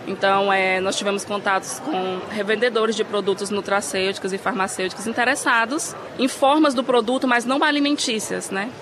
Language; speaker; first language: Portuguese; native; Portuguese